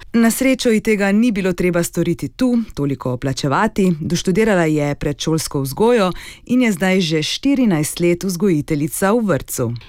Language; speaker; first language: Slovenian; native; Slovenian